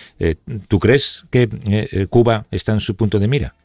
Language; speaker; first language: Spanish; native; Spanish